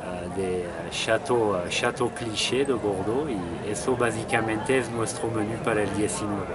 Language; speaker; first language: Spanish; non-native, fluent; French